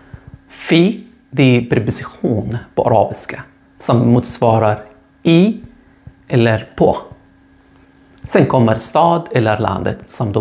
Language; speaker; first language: Swedish; non-native, fluent; Arabic